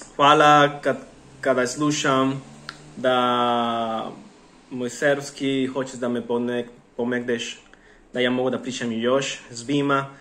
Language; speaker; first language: Serbian; non-native, learner; Spanish